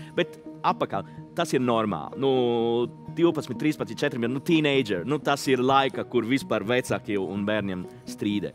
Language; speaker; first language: Latvian; non-native, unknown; Italian